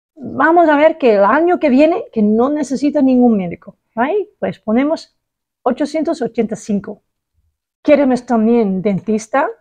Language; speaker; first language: Spanish; non-native, learner; Dutch